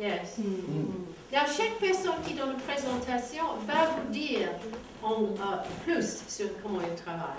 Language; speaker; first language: French; non-native, fluent; English